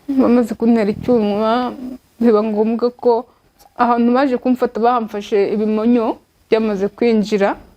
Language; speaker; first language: Kinyarwanda; native; Kinyarwanda